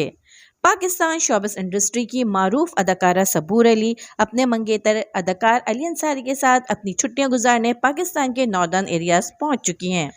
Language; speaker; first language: Urdu; native; Urdu